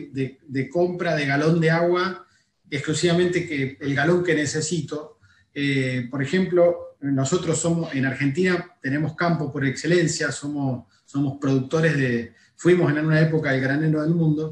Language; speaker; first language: Spanish; native; Spanish